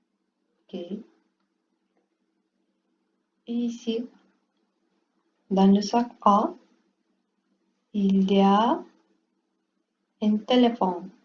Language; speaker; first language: French; non-native, learner; Portuguese